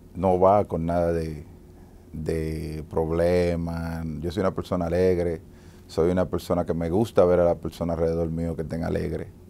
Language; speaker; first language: Spanish; native; Spanish